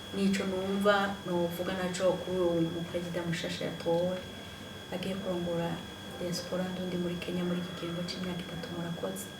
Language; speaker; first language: Rundi; native; Rundi